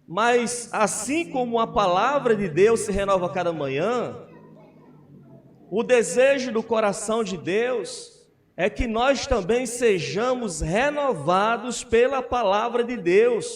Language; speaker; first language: Portuguese; native; Portuguese